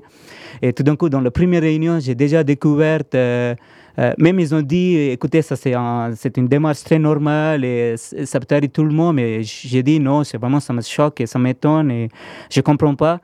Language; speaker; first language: French; non-native, fluent; Tamil